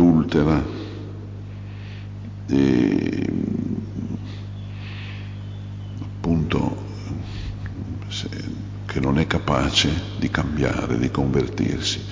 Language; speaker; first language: Italian; native; Italian